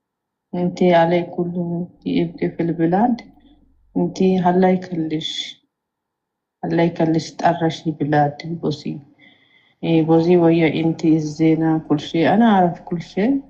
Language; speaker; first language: Arabic; non-native, learner; Amharic